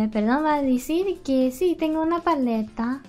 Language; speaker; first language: Spanish; early bilingual, heritage; English